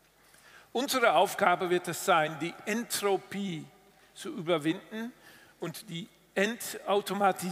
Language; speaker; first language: German; non-native, fluent; Dutch